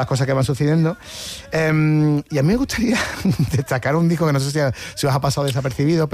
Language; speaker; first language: Spanish; native; Spanish